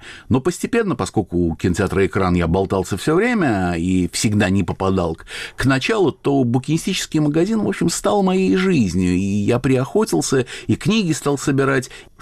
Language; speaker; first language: Russian; native; Russian